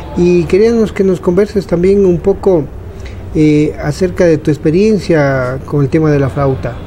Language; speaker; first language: Spanish; native; Spanish